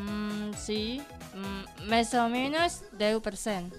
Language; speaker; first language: Catalan; non-native, learner; Indonesian